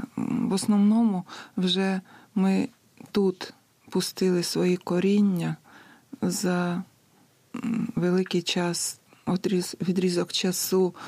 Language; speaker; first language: Ukrainian; non-native, fluent; Lithuanian